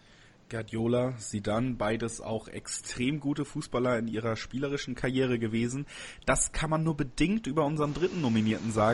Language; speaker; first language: German; native; German